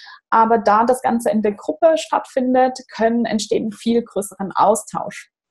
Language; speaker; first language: German; non-native, fluent; Portuguese